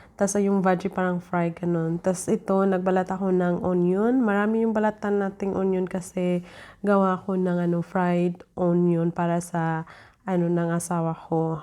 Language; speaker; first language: Filipino; native; Filipino